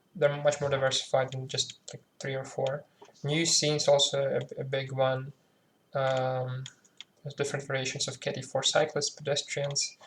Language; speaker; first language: English; non-native, fluent; Ukrainian